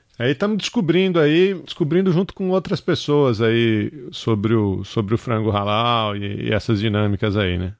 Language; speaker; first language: Portuguese; native; Portuguese